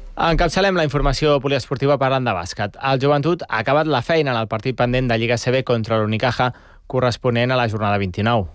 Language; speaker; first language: Catalan; native; Catalan